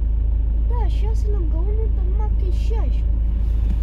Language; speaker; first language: Romanian; early bilingual, heritage; Romanian